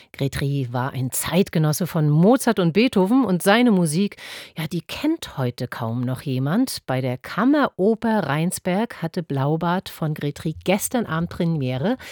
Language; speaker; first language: German; native; German